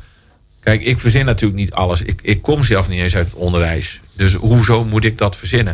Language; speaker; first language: Dutch; native; Dutch